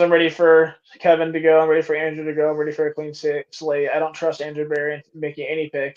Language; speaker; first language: English; native; English